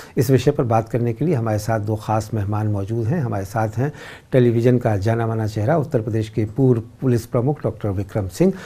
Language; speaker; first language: Hindi; native; Hindi